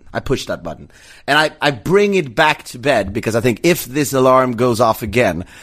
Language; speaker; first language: English; non-native, fluent; Swedish